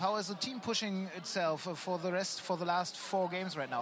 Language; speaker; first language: English; non-native, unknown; German